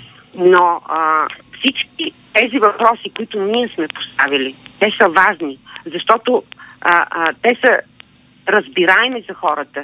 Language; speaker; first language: Bulgarian; native; Bulgarian